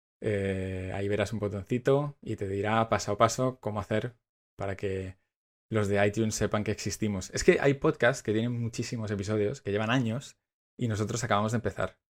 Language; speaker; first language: Spanish; native; Spanish